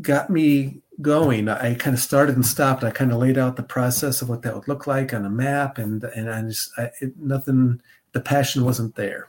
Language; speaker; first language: English; native; English